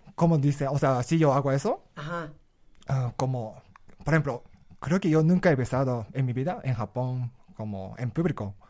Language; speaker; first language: Spanish; non-native, learner; Japanese